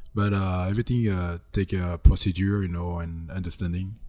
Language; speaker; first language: English; non-native, fluent; French